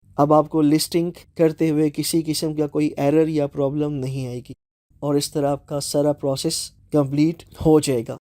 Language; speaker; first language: Urdu; non-native, local second language; Punjabi